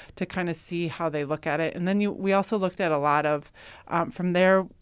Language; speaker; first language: English; native; English